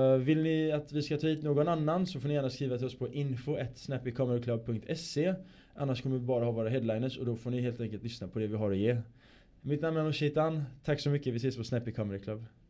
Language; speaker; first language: Swedish; early bilingual, other home language; Persian